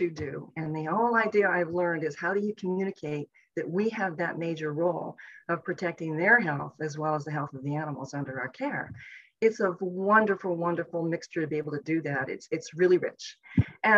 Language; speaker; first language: English; native; English